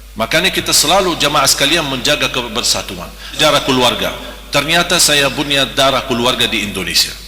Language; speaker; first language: Malay; non-native, fluent; Arabic